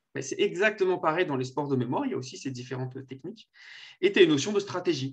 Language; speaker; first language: French; native; French